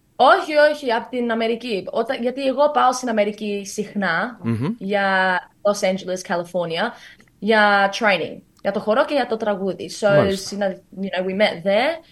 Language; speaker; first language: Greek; early bilingual, heritage; Greek